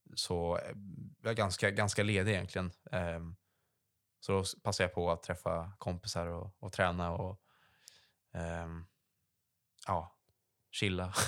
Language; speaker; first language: Swedish; native; Swedish